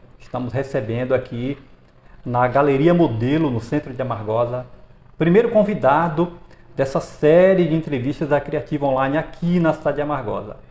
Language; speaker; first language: Portuguese; native; Portuguese